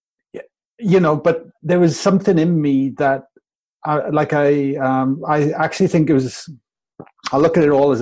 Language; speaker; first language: English; native; English